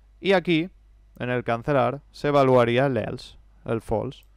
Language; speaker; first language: Spanish; native; Spanish